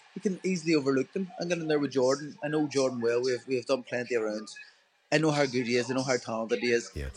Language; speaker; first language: English; native; English